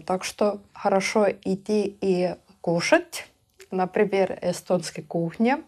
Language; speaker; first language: Russian; non-native, local second language; Estonian